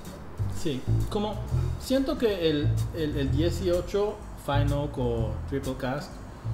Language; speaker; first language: Spanish; non-native, fluent; English